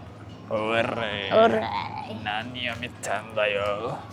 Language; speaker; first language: Japanese; non-native, learner; Portuguese